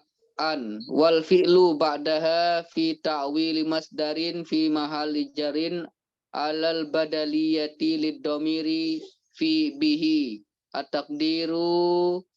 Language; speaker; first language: Arabic; non-native, fluent; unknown